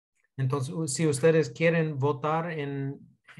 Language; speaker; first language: Spanish; non-native, fluent; English